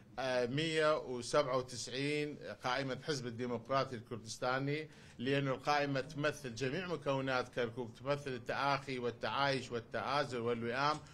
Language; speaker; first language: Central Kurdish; non-native, local second language; Azerbaijani